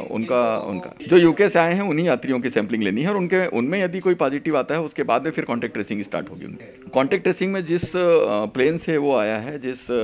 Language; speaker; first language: Hindi; native; Hindi